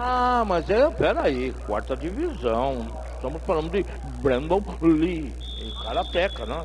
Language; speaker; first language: Portuguese; native; Portuguese